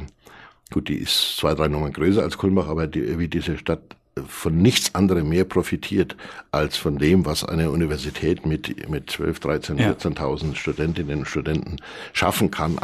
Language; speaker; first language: German; native; German